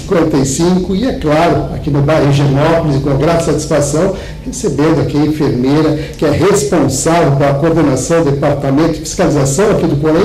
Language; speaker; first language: Portuguese; native; Portuguese